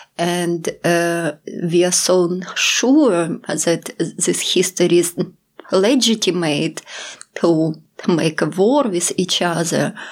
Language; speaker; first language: English; non-native, fluent; Russian